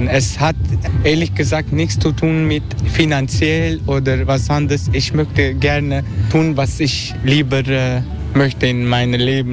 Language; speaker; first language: German; non-native, fluent; Turkish